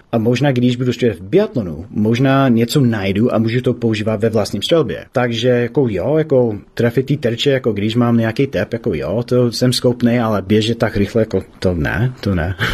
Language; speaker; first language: Czech; non-native, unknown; English